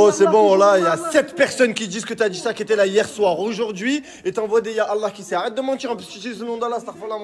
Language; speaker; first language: French; native; French